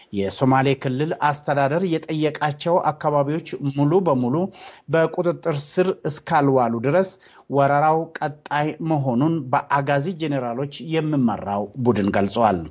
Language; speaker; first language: Amharic; non-native, local second language; Oromo